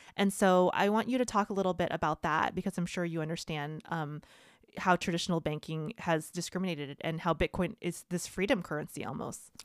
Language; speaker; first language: English; early bilingual, other home language; Vietnamese